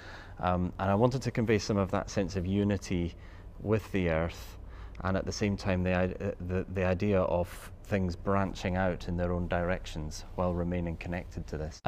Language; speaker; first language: English; native; English